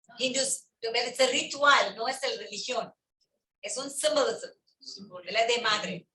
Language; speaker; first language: Spanish; early bilingual, heritage; English